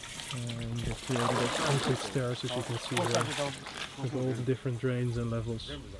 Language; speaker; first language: English; non-native, fluent; Dutch